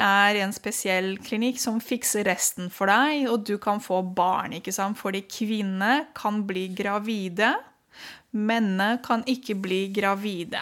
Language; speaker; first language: Norwegian; non-native, fluent; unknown